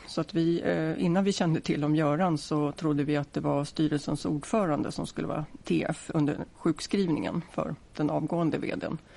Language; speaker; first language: Swedish; native; Swedish